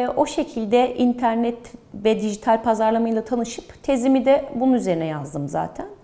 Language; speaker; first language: Turkish; early bilingual, heritage; Turkish